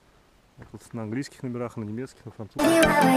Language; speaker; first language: Russian; native; Russian